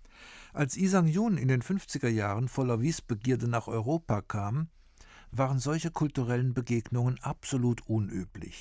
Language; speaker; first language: German; native; German